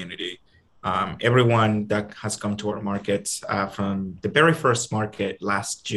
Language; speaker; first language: English; non-native, fluent; Spanish